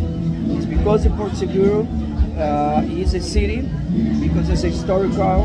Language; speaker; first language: English; non-native, learner; Portuguese